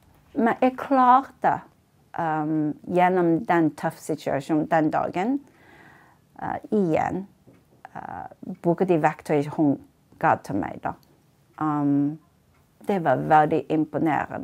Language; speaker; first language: Norwegian; non-native, fluent; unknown